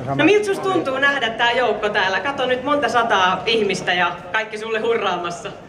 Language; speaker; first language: Finnish; native; Finnish